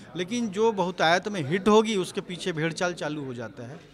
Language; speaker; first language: Hindi; native; Hindi